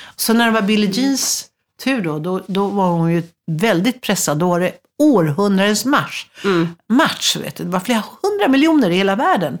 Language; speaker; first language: Swedish; native; Swedish